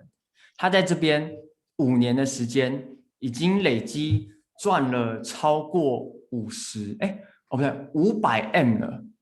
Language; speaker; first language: Chinese; native; Chinese